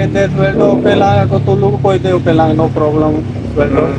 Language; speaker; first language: Filipino; non-native, learner; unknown